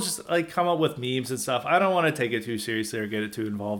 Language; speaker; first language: English; native; English